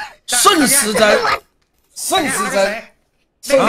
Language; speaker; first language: Chinese; native; Chinese